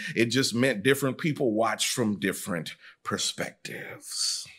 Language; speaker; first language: English; native; English